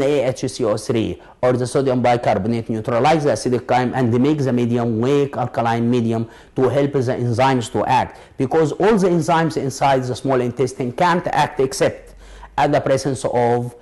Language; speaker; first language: English; non-native, local second language; Arabic